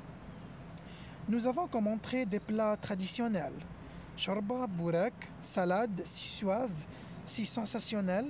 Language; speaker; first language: French; non-native, local second language; Arabic